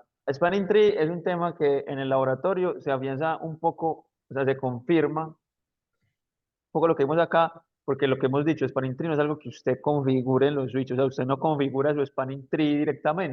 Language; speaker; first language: Spanish; native; Spanish